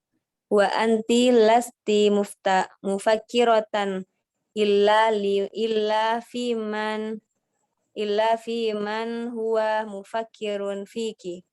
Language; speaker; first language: Arabic; non-native, learner; Indonesian